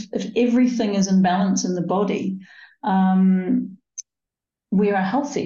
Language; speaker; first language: English; native; English